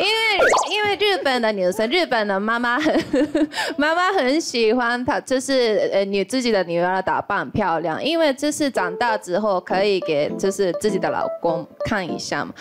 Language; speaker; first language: Chinese; non-native, fluent; Japanese